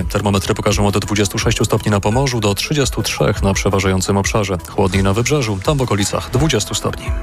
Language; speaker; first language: Polish; native; Polish